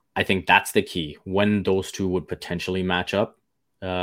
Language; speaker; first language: English; early bilingual, other home language; Hindi